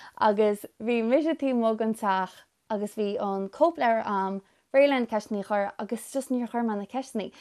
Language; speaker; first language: Irish; native; Irish